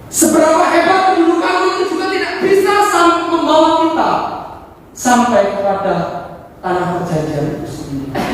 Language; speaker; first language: Indonesian; non-native, local second language; Javanese